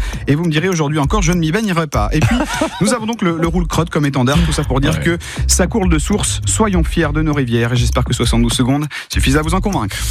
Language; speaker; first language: French; native; French